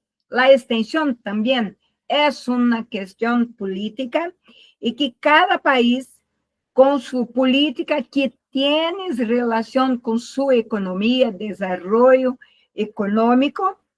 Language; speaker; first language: Spanish; non-native, learner; Portuguese